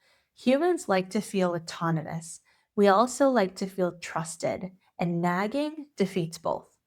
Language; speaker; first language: English; native; English